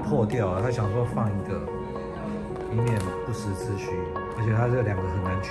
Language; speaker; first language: Chinese; native; Chinese